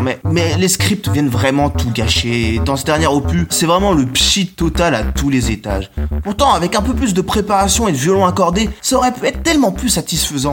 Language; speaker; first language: French; native; French